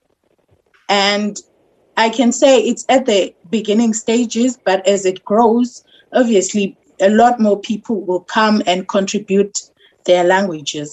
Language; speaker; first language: English; non-native, local second language; Xhosa